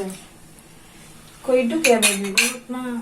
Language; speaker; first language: Turkish; non-native, learner; Indonesian